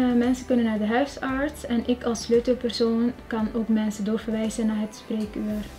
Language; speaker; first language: Dutch; early bilingual, other home language; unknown